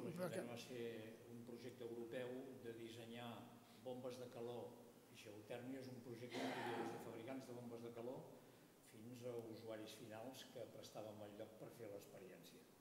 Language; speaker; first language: Catalan; native; Catalan